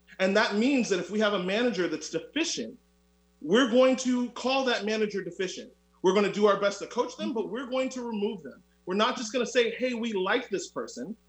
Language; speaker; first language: English; native; English